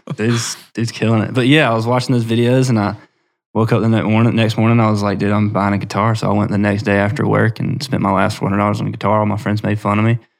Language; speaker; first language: English; native; English